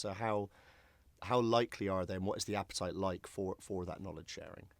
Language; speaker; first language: English; native; English